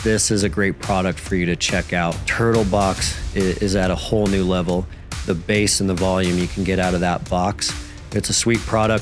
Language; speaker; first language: English; native; English